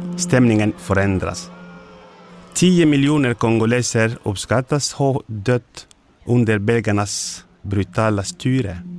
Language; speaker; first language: Swedish; non-native, fluent; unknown